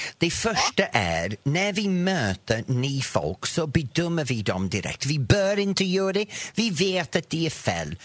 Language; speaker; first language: Swedish; non-native, fluent; English